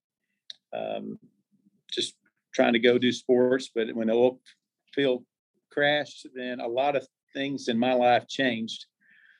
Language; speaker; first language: English; native; English